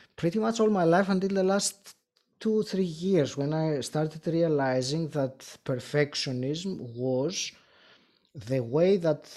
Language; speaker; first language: English; non-native, fluent; Greek